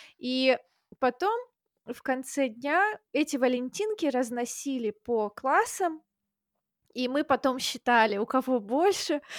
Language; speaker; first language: Russian; native; Russian